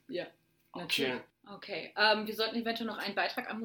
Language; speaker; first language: German; native; German